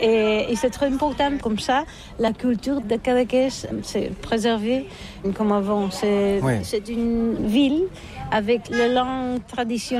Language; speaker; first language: French; non-native, learner; Catalan